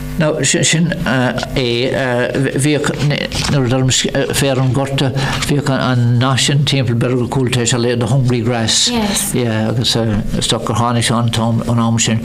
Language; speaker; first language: Irish; non-native, local second language; English